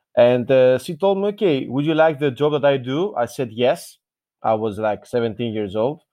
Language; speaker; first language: English; non-native, fluent; Greek